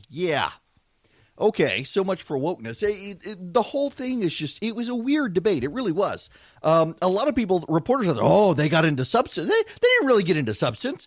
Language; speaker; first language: English; native; English